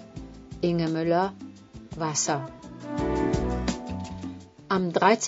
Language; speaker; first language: German; native; German